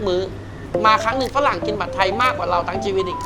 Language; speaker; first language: Thai; native; Thai